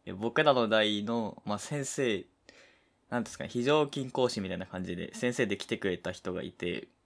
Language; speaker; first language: Japanese; native; Japanese